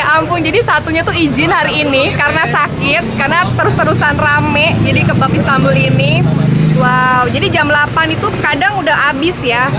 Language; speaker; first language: Indonesian; native; Indonesian